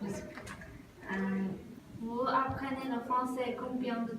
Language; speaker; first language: French; non-native, learner; Chinese